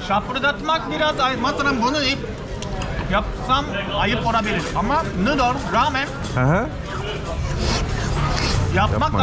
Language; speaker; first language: Turkish; non-native, fluent; Japanese